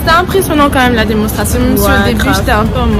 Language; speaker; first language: French; native; French